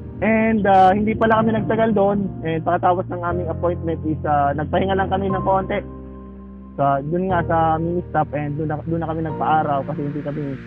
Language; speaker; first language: Filipino; non-native, local second language; Bikol